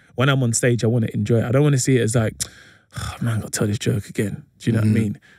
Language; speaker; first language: English; native; English